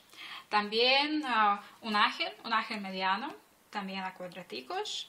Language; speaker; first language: Spanish; non-native, fluent; Ukrainian